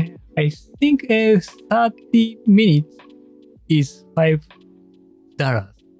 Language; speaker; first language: English; non-native, learner; Japanese